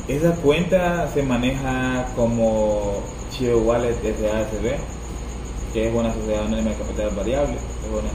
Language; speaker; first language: Spanish; native; Spanish